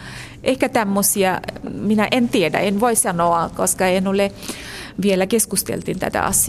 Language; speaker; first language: Finnish; non-native, fluent; Bangla